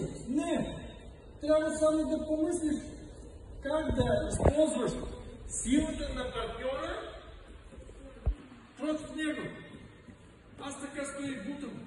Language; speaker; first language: Bulgarian; non-native, learner; Russian